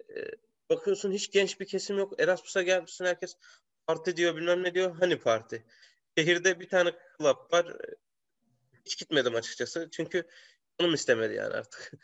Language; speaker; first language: Turkish; native; Turkish